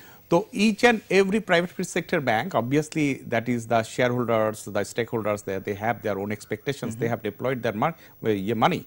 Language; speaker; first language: English; non-native, local second language; Bangla